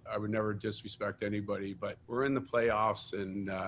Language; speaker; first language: English; native; English